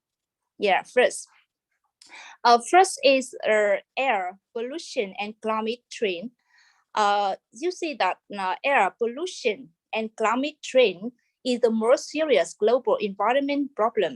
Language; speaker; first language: English; non-native, fluent; Vietnamese